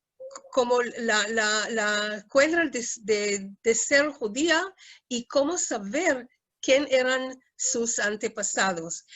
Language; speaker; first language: Spanish; early bilingual, heritage; Spanish